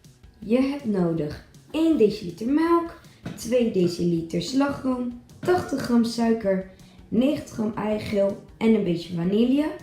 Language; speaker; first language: Dutch; native; Dutch